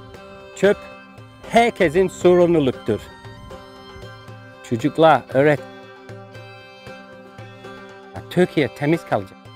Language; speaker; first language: Turkish; non-native, learner; English